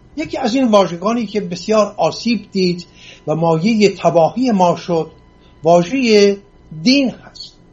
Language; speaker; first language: Persian; non-native, local second language; Assyrian Neo-Aramaic